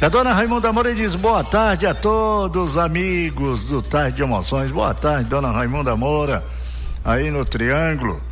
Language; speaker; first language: Portuguese; native; Portuguese